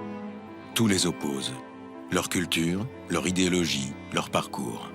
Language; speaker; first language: French; native; French